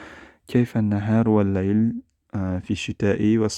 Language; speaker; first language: Arabic; non-native, fluent; Uzbek